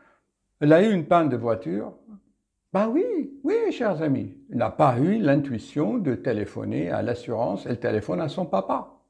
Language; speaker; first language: French; native; French